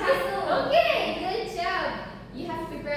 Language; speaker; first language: English; non-native, learner; Indonesian